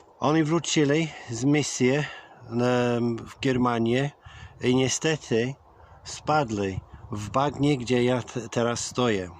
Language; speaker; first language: Polish; early bilingual, heritage; English